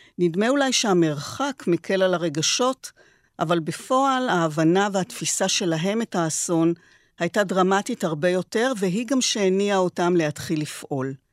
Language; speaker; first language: Hebrew; native; Hebrew